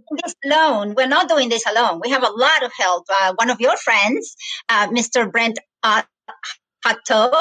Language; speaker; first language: English; non-native, fluent; Spanish